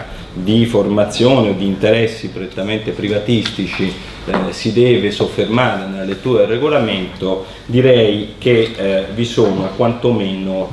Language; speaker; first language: Italian; native; Italian